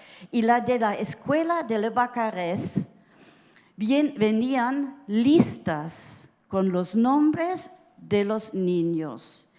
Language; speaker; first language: Spanish; early bilingual, heritage; Spanish